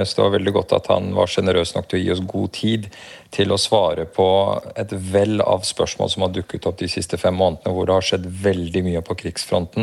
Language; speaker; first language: Norwegian; native; Norwegian